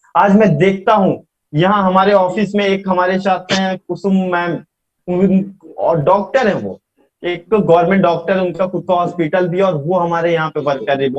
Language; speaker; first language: Hindi; native; Hindi